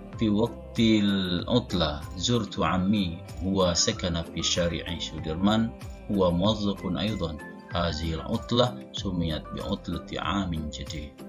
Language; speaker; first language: Arabic; non-native, fluent; Indonesian